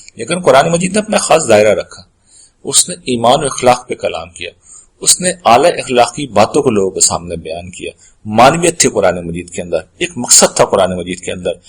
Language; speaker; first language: Urdu; native; Urdu